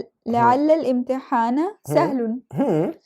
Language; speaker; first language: Arabic; non-native, learner; Urdu